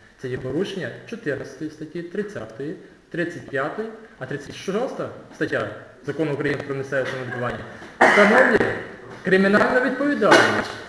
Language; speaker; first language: Ukrainian; native; Ukrainian